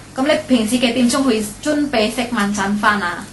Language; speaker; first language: Cantonese; native; Cantonese